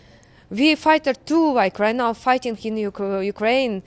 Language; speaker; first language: English; non-native, learner; Ukrainian